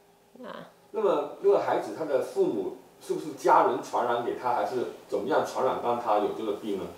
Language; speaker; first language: Chinese; native; Chinese